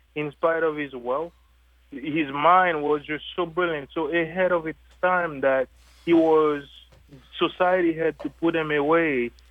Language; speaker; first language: English; non-native, fluent; French